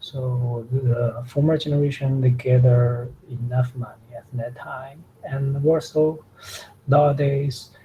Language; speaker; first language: English; non-native, learner; Chinese